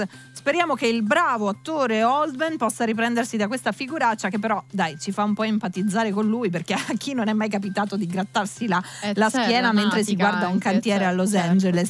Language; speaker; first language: Italian; native; Italian